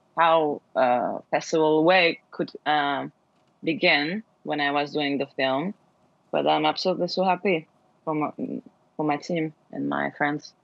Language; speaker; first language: English; non-native, learner; Turkish